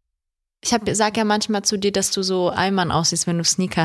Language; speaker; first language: German; early bilingual, other home language; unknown